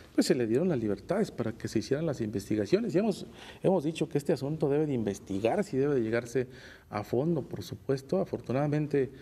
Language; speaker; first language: Spanish; native; Spanish